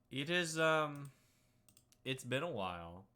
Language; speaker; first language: English; native; English